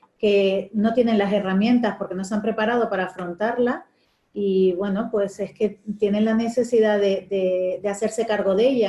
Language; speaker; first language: Spanish; native; Spanish